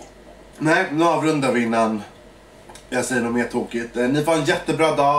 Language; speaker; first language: Swedish; early bilingual, other home language; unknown